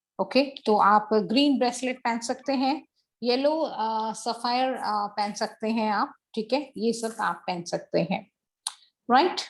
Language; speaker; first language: Hindi; non-native, local second language; Tamil